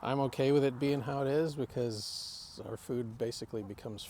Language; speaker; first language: English; native; English